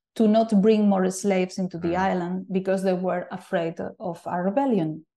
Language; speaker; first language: English; non-native, fluent; Galician